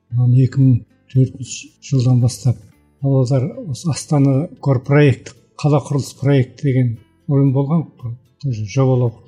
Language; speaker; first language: Kazakh; early bilingual, heritage; Kazakh